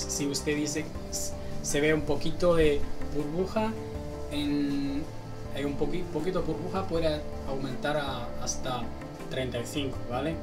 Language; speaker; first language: Spanish; non-native, learner; Chinese